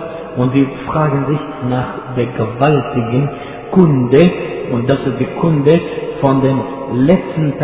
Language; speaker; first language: German; non-native, fluent; Arabic